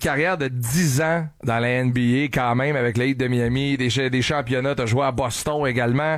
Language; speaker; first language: French; native; French